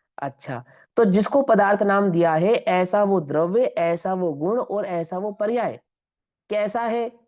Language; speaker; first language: Hindi; non-native, local second language; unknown